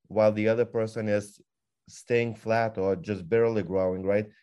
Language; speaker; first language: English; non-native, fluent; Lithuanian